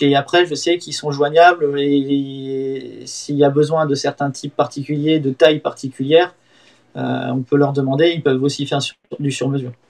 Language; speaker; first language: French; native; French